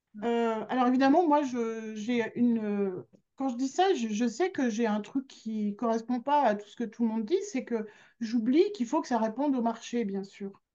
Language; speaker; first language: French; native; French